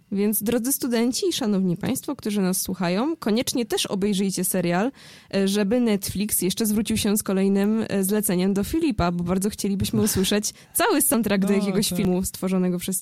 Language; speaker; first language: Polish; native; Polish